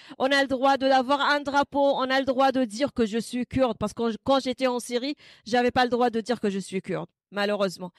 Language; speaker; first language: French; non-native, fluent; Kurdish